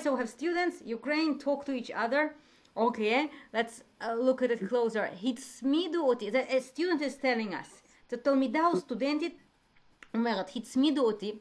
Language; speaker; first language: Hebrew; native; Hebrew